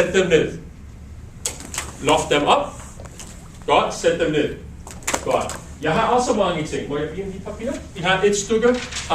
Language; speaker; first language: Danish; non-native, learner; English